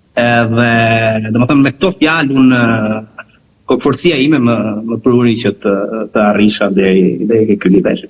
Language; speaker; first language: Albanian; native; Albanian